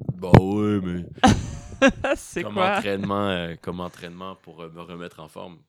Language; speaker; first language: French; native; French